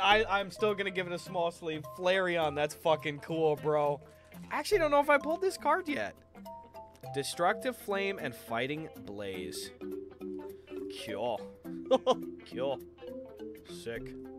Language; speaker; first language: English; native; English